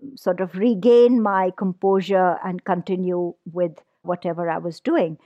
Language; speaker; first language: English; non-native, local second language; Punjabi